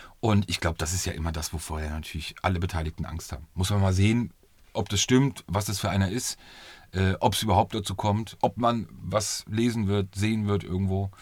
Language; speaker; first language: German; native; German